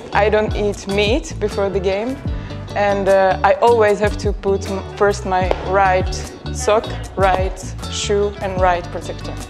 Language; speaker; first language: English; non-native, learner; Czech